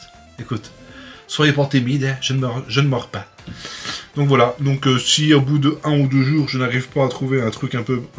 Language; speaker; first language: French; native; French